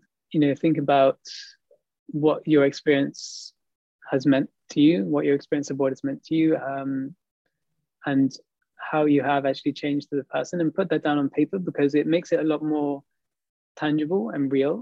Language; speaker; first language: English; native; English